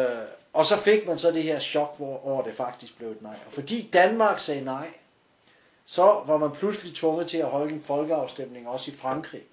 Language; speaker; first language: Danish; native; Danish